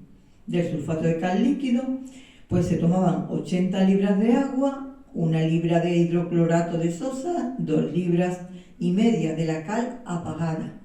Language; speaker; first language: Spanish; native; Spanish